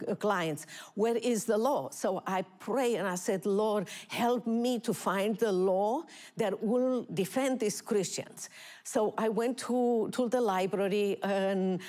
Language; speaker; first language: English; non-native, fluent; Romanian